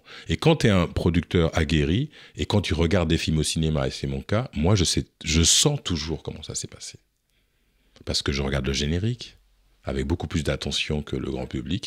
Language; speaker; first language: French; native; French